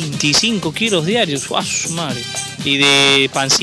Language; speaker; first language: Spanish; native; Spanish